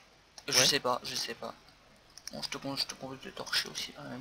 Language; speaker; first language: French; native; French